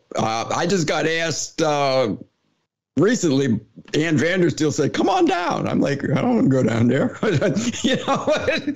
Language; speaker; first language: English; native; English